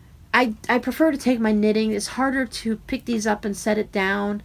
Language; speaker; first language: English; native; English